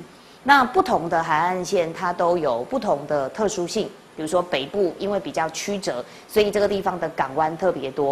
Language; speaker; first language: Chinese; native; Chinese